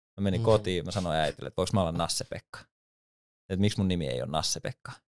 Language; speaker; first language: Finnish; native; Finnish